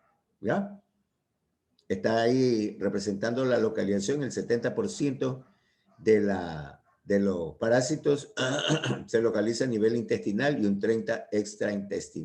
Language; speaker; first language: Spanish; native; Spanish